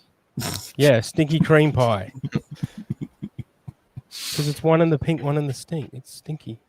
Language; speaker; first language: English; native; English